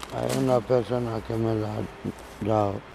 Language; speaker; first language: Spanish; non-native, learner; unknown